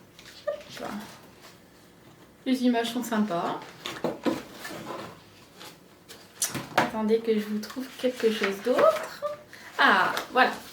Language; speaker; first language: French; native; French